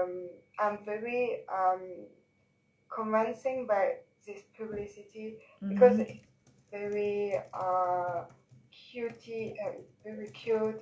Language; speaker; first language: English; non-native, learner; French